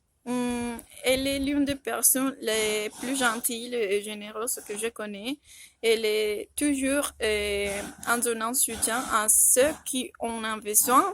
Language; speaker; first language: French; non-native, fluent; Spanish